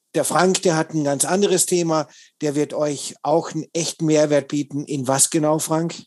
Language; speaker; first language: German; native; German